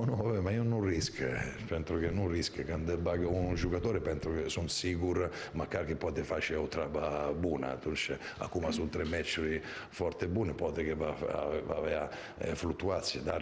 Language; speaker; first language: Romanian; non-native, fluent; Italian